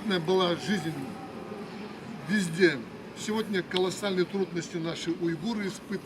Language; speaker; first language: Russian; non-native, local second language; Karachay-Balkar